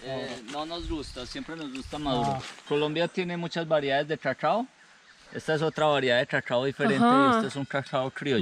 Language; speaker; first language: Spanish; native; Spanish